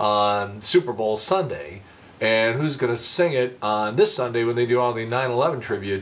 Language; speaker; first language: English; native; English